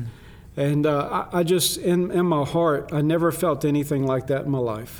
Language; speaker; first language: English; native; English